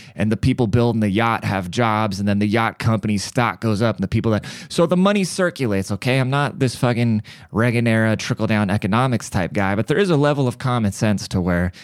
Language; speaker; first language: English; early bilingual, other home language; German